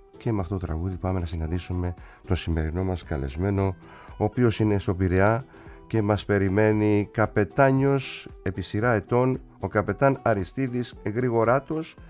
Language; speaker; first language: Greek; native; Greek